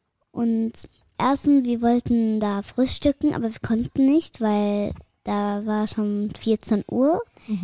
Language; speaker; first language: German; early bilingual, other home language; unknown